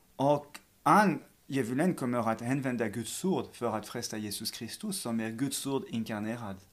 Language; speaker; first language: Swedish; non-native, fluent; French